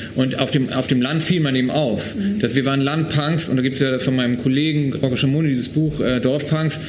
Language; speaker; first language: German; native; German